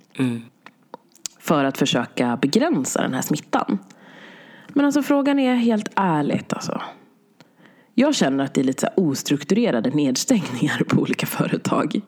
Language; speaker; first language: Swedish; native; Swedish